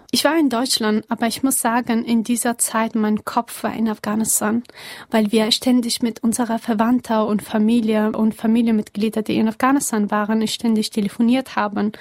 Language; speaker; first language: German; non-native, fluent; Persian